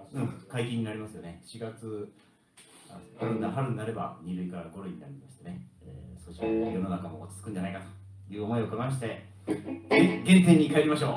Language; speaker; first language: Japanese; native; Japanese